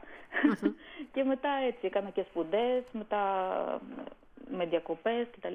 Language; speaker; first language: Greek; non-native, fluent; Armenian